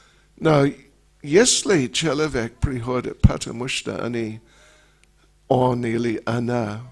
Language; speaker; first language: Russian; non-native, learner; English